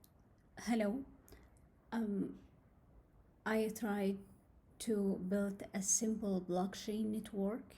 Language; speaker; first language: English; non-native, learner; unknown